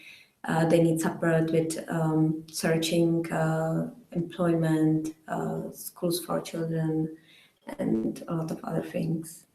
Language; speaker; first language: English; non-native, fluent; Czech